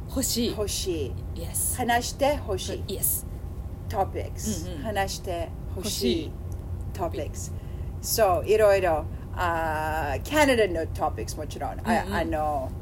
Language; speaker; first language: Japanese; non-native, learner; English